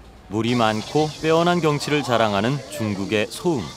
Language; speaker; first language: Korean; native; Korean